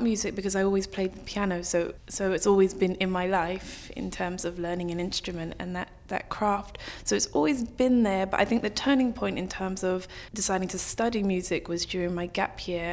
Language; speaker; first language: English; native; English